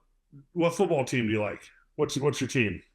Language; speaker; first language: English; native; English